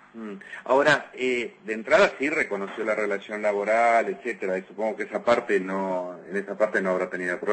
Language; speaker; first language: Spanish; native; Spanish